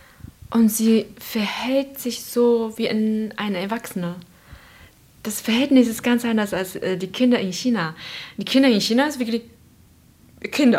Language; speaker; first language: German; non-native, fluent; Chinese